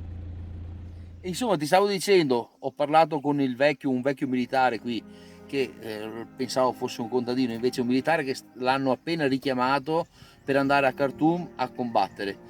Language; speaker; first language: Italian; native; Italian